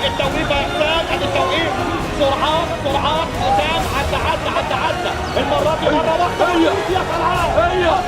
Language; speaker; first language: Arabic; native; Arabic